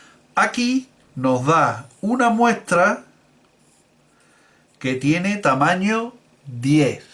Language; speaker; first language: Spanish; native; Spanish